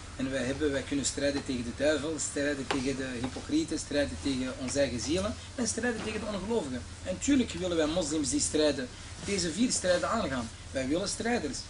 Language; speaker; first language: Dutch; early bilingual, other home language; Arabic